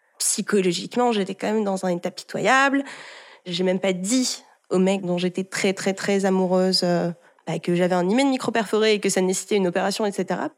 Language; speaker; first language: French; early bilingual, heritage; French